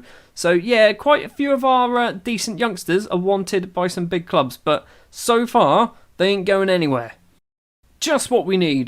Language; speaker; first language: English; native; English